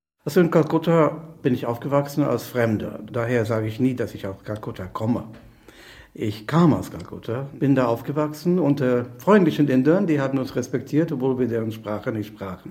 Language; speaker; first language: German; non-native, fluent; English